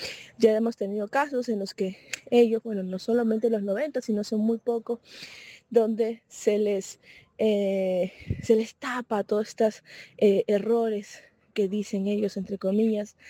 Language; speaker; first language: Spanish; native; Spanish